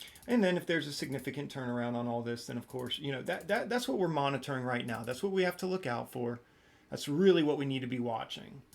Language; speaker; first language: English; native; English